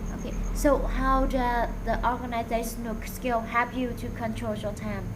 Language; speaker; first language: English; non-native, fluent; Vietnamese